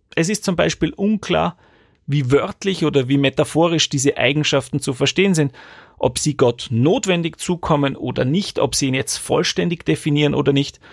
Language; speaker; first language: German; native; German